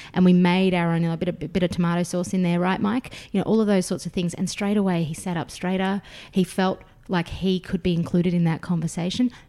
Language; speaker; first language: English; early bilingual, other home language; Russian